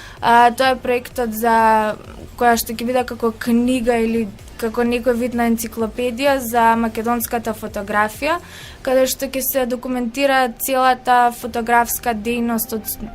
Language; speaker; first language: Macedonian; native; Macedonian